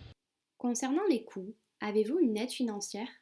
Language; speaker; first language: French; native; French